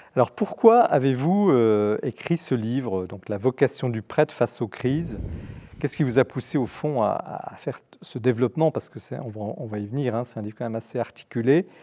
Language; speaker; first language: French; native; French